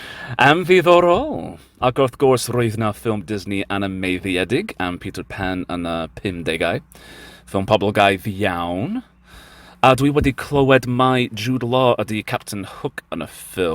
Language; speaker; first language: Welsh; non-native, learner; English